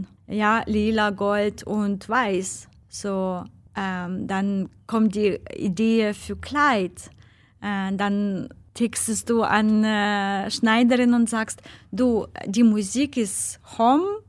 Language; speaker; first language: German; non-native, fluent; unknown